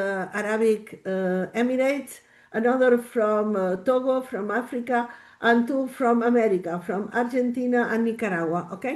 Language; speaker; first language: English; non-native, fluent; Spanish